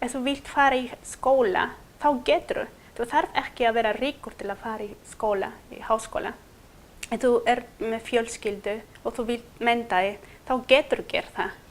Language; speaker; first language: Icelandic; non-native, fluent; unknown